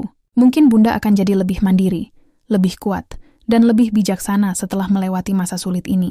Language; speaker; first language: Indonesian; native; Indonesian